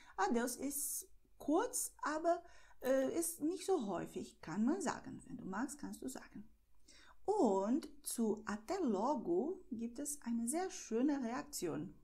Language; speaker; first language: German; non-native, fluent; Portuguese